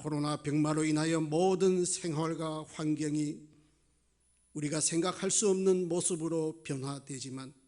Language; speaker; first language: Korean; native; Korean